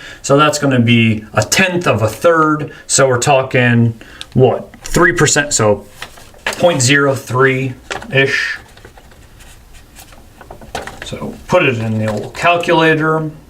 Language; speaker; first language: English; native; English